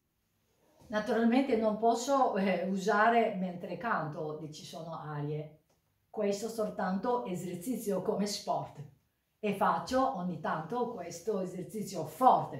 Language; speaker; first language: Italian; non-native, learner; Japanese